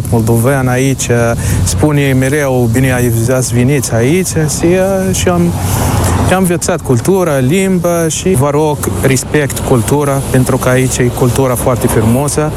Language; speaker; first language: Romanian; non-native, learner; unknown